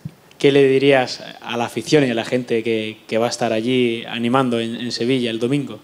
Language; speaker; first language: Spanish; native; Spanish